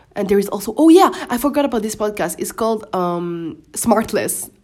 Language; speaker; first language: English; non-native, fluent; Arabic